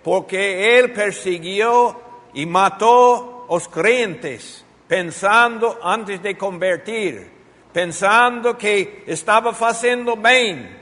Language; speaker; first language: Portuguese; non-native, fluent; Spanish